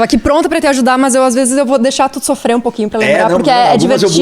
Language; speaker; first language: Portuguese; native; Portuguese